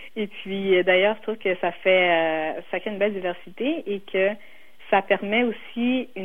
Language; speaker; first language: French; native; French